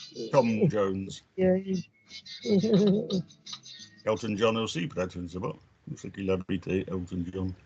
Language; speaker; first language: French; non-native, fluent; English